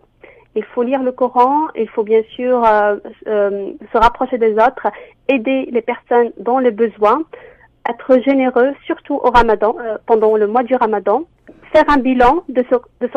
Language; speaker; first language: French; non-native, local second language; Arabic